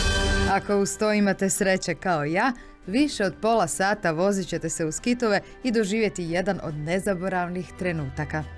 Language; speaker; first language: Croatian; native; Croatian